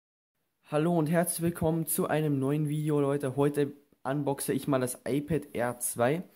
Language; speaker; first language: German; native; German